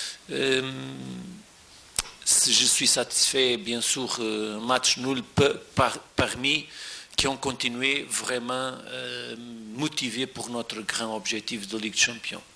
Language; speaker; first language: French; non-native, fluent; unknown